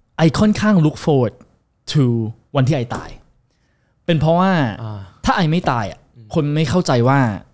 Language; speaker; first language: Thai; non-native, fluent; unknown